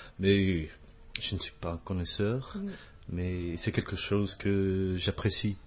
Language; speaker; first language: French; non-native, fluent; English